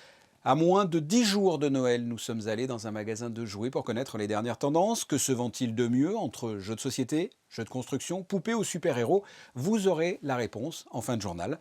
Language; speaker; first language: French; native; French